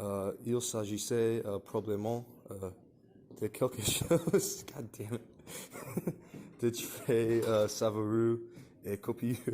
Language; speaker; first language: French; non-native, learner; English